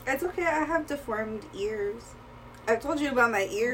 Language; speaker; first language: English; early bilingual, other home language; Spanish